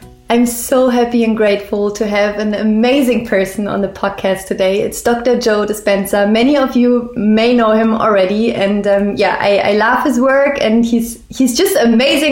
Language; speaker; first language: English; non-native, fluent; German